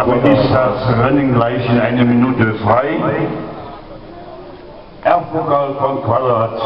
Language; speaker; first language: German; native; German